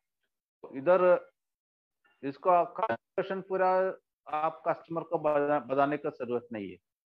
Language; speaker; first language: Hindi; non-native, local second language; Malayalam